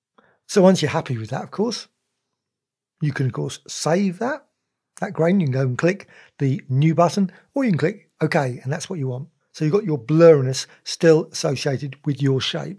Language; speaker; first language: English; native; English